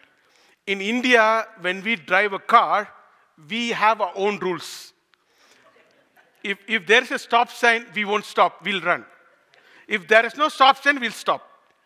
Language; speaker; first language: English; non-native, local second language; Tamil